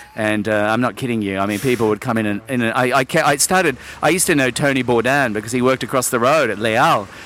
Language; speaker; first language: English; native; English